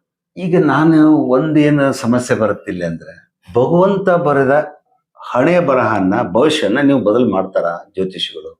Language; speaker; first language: Kannada; native; Kannada